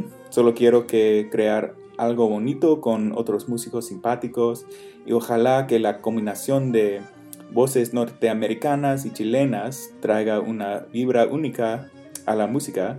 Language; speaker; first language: Spanish; non-native, fluent; English